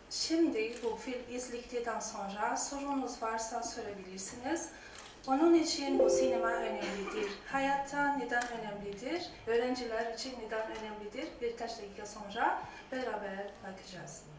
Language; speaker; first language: Turkish; non-native, learner; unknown